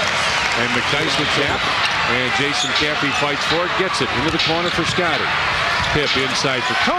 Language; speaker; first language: English; native; English